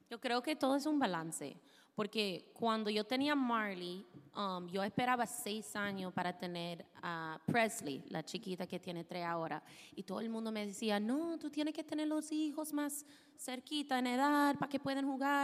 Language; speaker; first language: Spanish; non-native, fluent; English